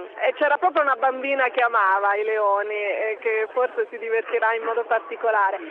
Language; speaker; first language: Italian; native; Italian